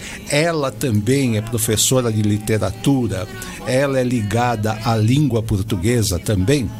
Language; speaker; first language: Portuguese; native; Portuguese